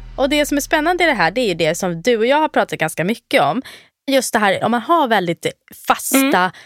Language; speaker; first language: Swedish; native; Swedish